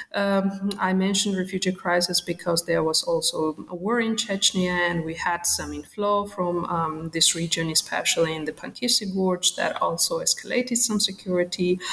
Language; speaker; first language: English; non-native, fluent; Georgian